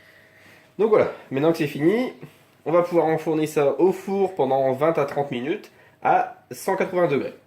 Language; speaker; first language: French; native; French